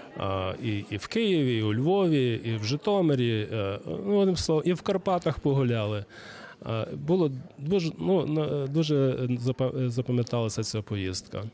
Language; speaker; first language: Ukrainian; early bilingual, heritage; Ukrainian